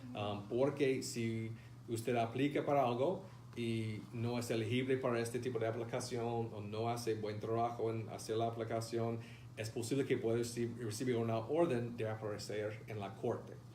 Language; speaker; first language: Spanish; non-native, fluent; English